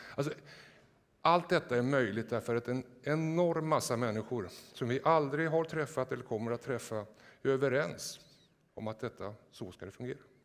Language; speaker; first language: Swedish; native; Swedish